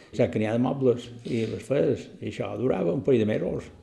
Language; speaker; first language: Catalan; native; Catalan